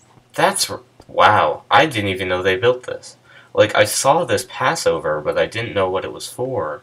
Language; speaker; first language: English; native; English